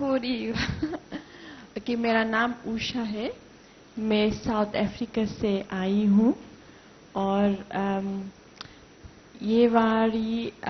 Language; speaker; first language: Hindi; non-native, learner; English